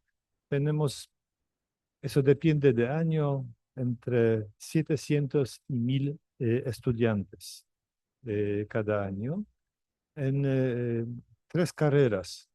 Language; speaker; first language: Spanish; non-native, fluent; Polish